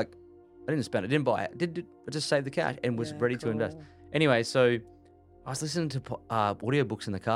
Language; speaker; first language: English; native; English